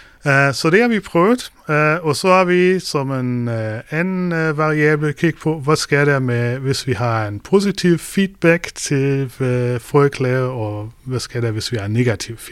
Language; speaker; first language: Danish; non-native, fluent; German